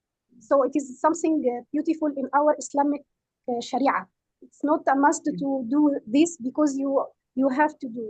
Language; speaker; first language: English; non-native, fluent; Arabic